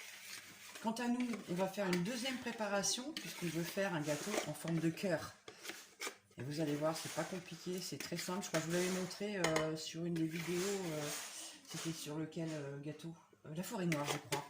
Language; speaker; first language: French; native; French